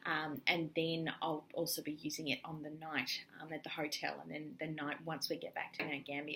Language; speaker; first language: English; native; English